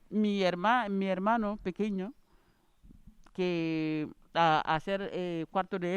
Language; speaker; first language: Spanish; non-native, learner; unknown